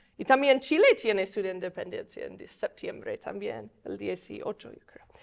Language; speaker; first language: Spanish; non-native, fluent; English